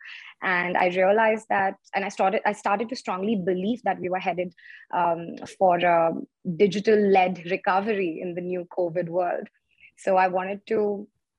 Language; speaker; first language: English; non-native, local second language; Tamil